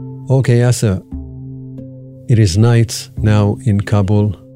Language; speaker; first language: English; non-native, fluent; Hebrew